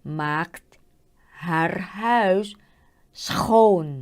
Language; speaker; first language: Dutch; non-native, learner; Thai